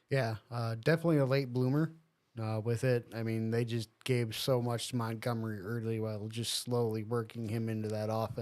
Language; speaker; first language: English; native; English